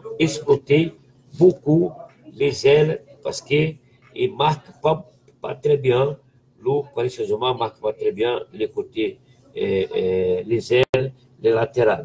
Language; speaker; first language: French; non-native, fluent; Portuguese